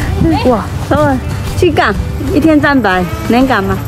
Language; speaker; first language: Chinese; native; Chinese